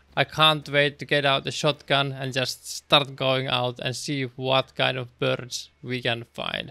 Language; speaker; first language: English; non-native, fluent; Finnish